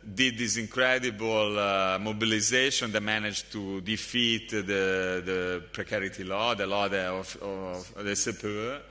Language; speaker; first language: English; non-native, fluent; Italian